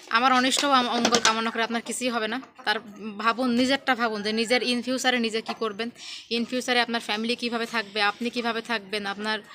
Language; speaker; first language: Bangla; native; Bangla